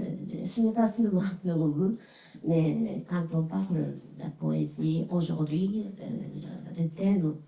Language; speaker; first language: French; non-native, fluent; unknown